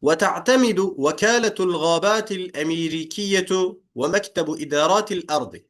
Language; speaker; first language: Arabic; non-native, fluent; Turkish